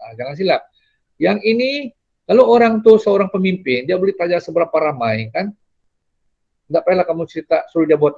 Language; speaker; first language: Indonesian; non-native, local second language; Malay